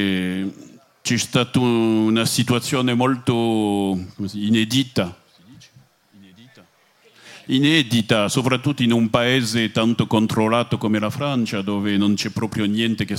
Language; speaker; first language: Italian; non-native, fluent; French